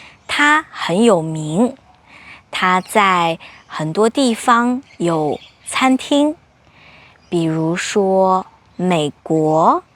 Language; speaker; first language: Chinese; non-native, fluent; English